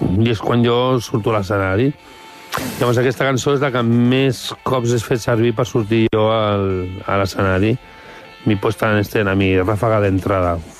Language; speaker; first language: Catalan; non-native, local second language; Spanish